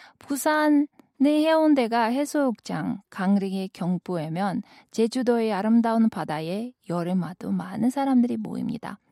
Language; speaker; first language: Korean; non-native, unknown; Kyrgyz